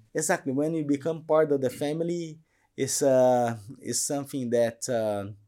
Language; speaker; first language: English; non-native, fluent; Portuguese